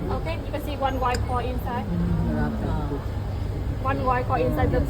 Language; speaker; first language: English; non-native, learner; Vietnamese